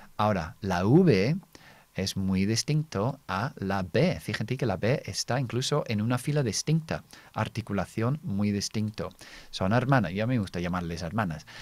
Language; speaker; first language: Spanish; non-native, fluent; English